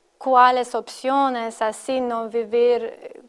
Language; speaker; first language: Spanish; non-native, learner; Latvian